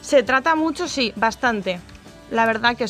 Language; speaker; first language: Spanish; native; Spanish